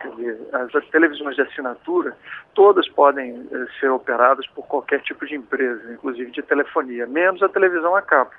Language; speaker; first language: Portuguese; native; Portuguese